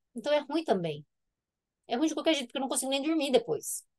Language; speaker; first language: Portuguese; native; Portuguese